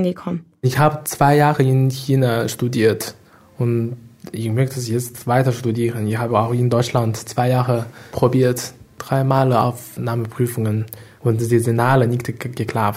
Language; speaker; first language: German; non-native, fluent; Chinese